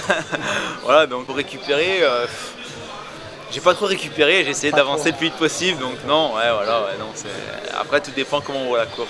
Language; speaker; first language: French; native; French